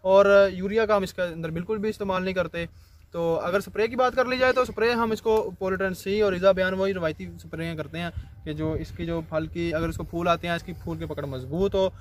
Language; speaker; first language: Urdu; non-native, local second language; Punjabi